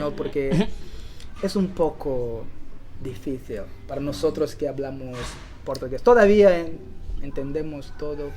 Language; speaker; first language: Spanish; non-native, learner; Portuguese